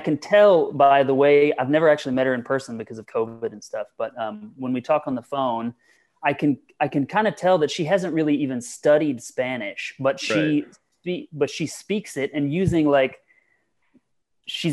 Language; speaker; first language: English; native; English